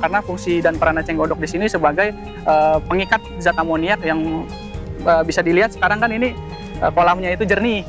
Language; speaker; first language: Indonesian; native; Indonesian